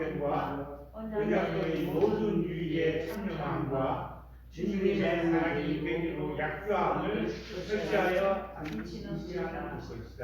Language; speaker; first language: Korean; native; Korean